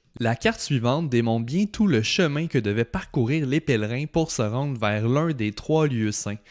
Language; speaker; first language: French; native; French